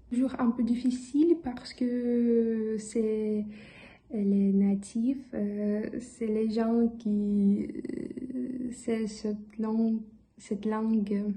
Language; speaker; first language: French; non-native, learner; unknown